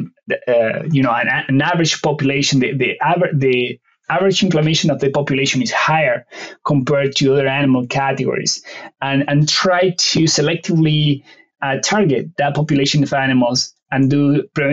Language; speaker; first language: English; non-native, fluent; Spanish